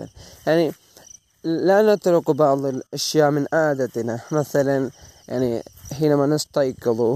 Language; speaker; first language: Arabic; non-native, learner; Malay